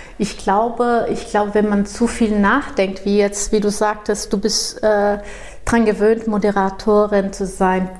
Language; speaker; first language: German; non-native, fluent; Portuguese